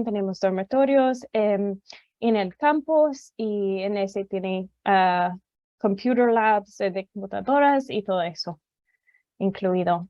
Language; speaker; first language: Spanish; non-native, fluent; English